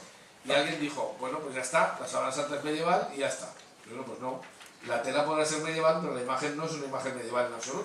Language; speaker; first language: Spanish; native; Spanish